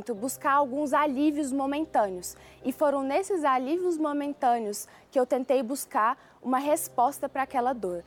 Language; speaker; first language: Portuguese; early bilingual, other home language; Chinese